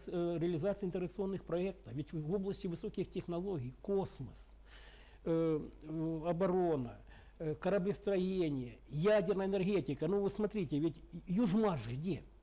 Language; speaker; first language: Russian; native; Russian